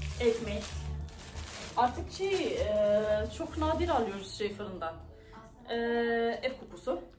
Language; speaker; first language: Turkish; non-native, fluent; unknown